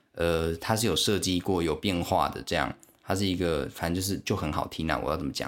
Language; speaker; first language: Chinese; non-native, local second language; Min Nan Chinese